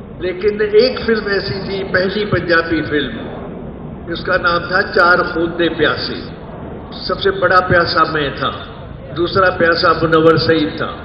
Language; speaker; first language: Urdu; non-native, local second language; Sindhi